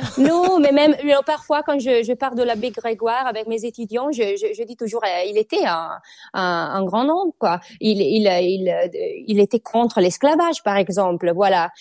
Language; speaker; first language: French; non-native, fluent; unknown